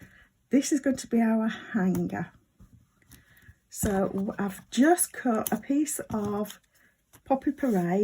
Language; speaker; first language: English; native; English